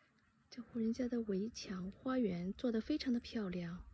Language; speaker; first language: Chinese; native; Chinese